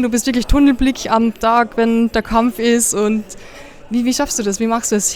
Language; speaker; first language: German; native; German